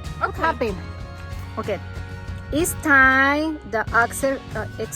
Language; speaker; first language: English; non-native, learner; Spanish